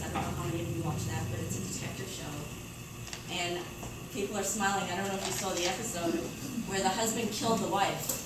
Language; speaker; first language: English; native; English